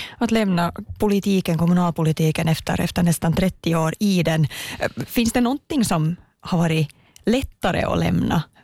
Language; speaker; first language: Swedish; native; Swedish